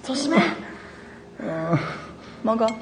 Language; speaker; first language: Korean; non-native, learner; Japanese